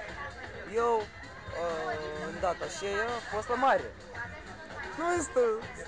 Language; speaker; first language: Romanian; non-native, learner; Russian